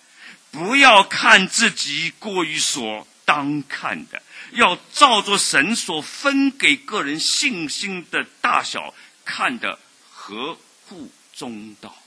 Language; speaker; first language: Chinese; native; Chinese